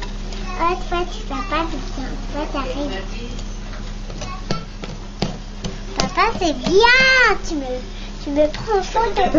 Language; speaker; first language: French; native; French